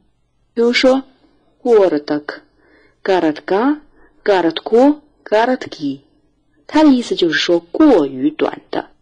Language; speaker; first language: Russian; non-native, fluent; Chinese